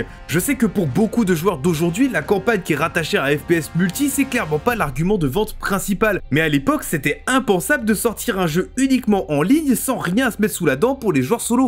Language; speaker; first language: French; native; French